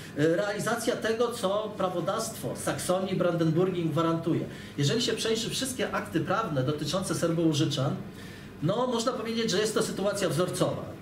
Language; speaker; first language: Polish; native; Polish